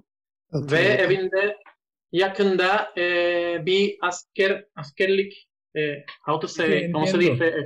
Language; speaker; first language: Turkish; non-native, learner; Spanish